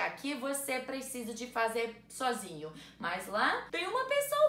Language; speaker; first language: Portuguese; non-native, learner; English